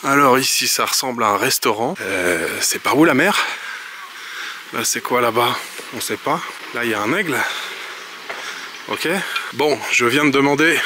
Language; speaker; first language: French; native; French